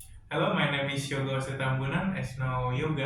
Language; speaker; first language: English; non-native, learner; Indonesian